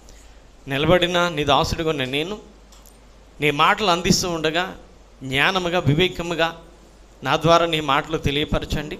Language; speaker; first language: Telugu; native; Telugu